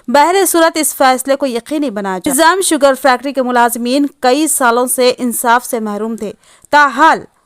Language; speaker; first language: Hindi; non-native, local second language; Urdu